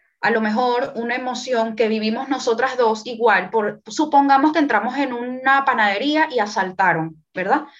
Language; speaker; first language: Spanish; native; Spanish